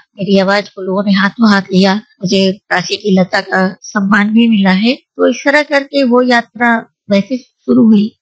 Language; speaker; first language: Hindi; native; Hindi